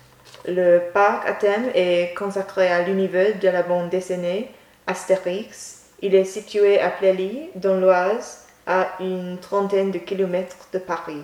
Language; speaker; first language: French; non-native, learner; English